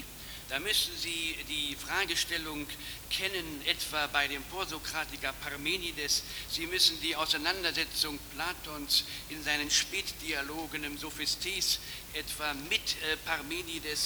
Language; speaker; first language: German; native; German